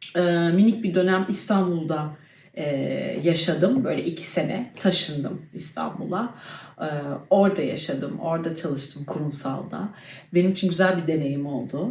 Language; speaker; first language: Turkish; early bilingual, heritage; Turkish